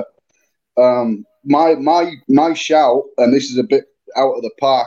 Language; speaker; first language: English; native; English